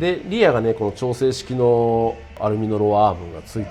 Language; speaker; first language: Japanese; native; Japanese